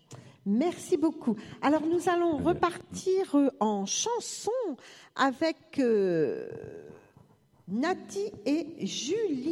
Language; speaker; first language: French; native; French